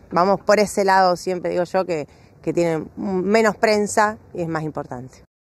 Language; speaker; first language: Spanish; native; Spanish